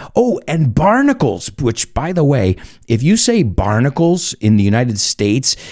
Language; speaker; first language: English; native; English